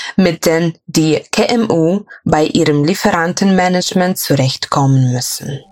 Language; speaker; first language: German; non-native, fluent; Ukrainian